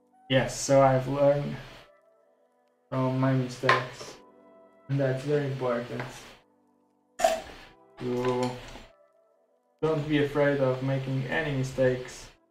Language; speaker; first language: English; non-native, fluent; Portuguese